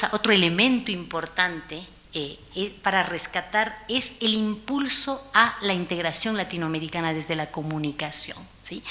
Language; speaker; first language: Spanish; native; Spanish